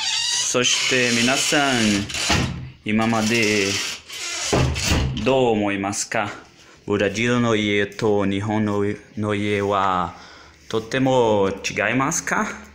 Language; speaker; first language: Japanese; non-native, learner; Portuguese